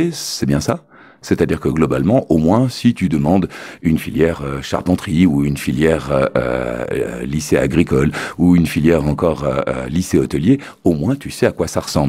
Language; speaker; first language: French; native; French